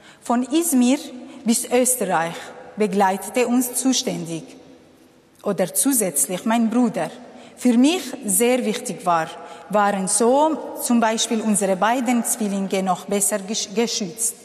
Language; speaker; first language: German; non-native, fluent; Kurdish